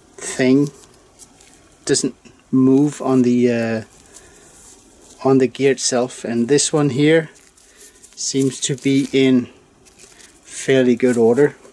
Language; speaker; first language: English; non-native, fluent; Danish